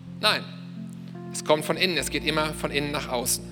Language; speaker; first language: German; native; German